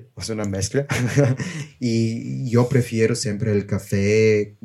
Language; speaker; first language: Spanish; non-native, fluent; Bulgarian